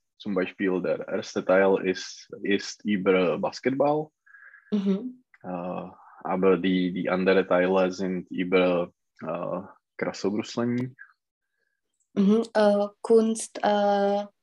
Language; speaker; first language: German; non-native, learner; Czech